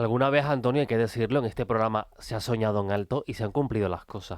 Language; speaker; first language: Spanish; native; Spanish